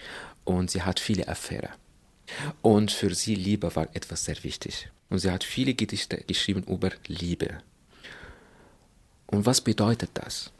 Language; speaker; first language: German; non-native, fluent; Arabic